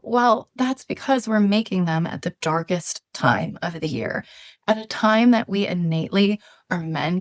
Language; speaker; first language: English; native; English